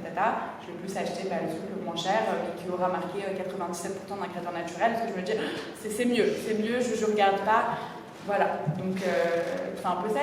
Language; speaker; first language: French; native; French